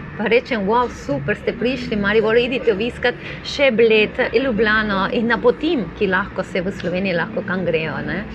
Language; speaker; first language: Slovenian; non-native, fluent; Spanish